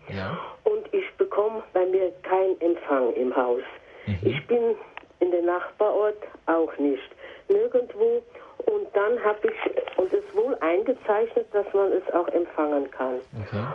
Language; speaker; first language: German; native; German